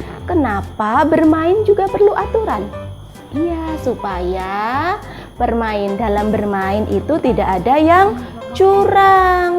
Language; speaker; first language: Indonesian; native; Indonesian